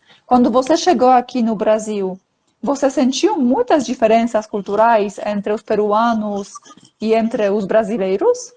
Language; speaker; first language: Portuguese; non-native, fluent; Polish